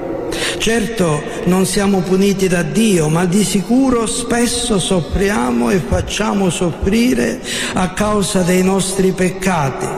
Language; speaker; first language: Italian; native; Italian